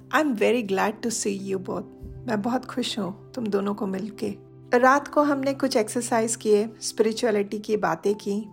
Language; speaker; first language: Hindi; non-native, local second language; Odia